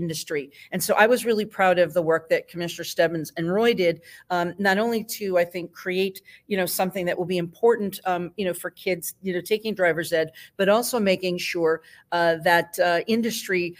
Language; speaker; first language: English; native; English